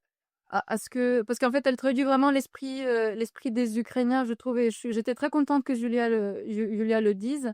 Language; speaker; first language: French; non-native, fluent; Ukrainian